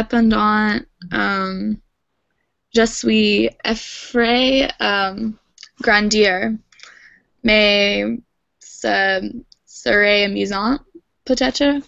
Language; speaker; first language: French; non-native, learner; English